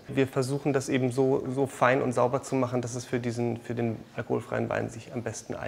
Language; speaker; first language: German; native; German